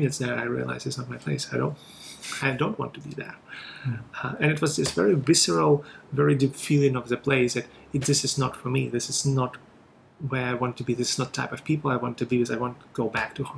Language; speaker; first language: English; non-native, fluent; Russian